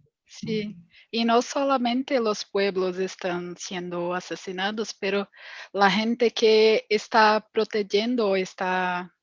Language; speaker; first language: Spanish; non-native, fluent; Portuguese